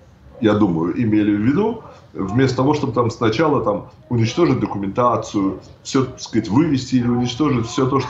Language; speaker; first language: Russian; native; Russian